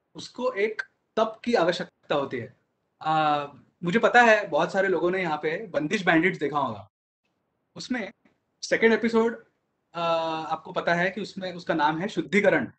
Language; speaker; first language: Hindi; non-native, local second language; Marathi